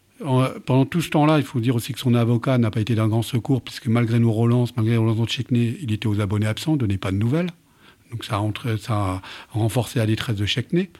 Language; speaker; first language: French; native; French